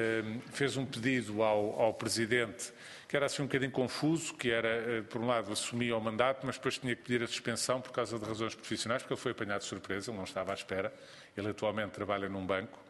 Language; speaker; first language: Portuguese; native; Portuguese